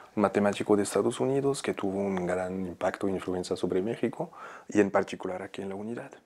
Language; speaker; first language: Spanish; non-native, fluent; Arabic